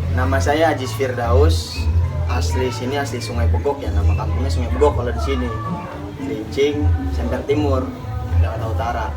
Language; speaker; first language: Indonesian; native; Indonesian